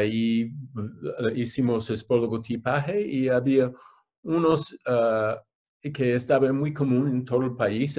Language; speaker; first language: Spanish; non-native, fluent; English